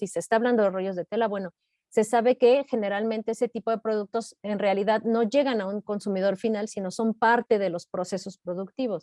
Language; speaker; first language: Spanish; native; Spanish